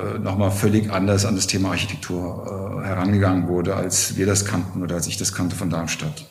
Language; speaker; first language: German; native; German